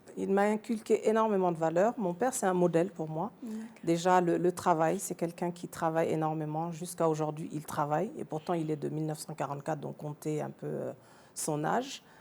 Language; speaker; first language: French; early bilingual, other home language; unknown